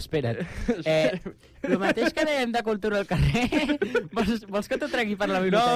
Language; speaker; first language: Catalan; native; Catalan